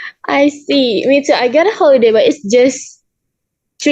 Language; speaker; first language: English; non-native, learner; Indonesian